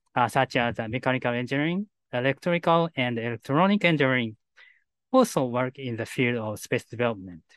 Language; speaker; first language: English; non-native, fluent; Japanese